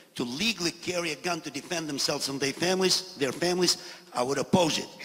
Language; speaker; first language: English; non-native, fluent; Albanian